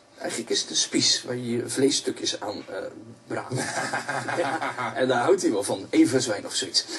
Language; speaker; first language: Dutch; native; Dutch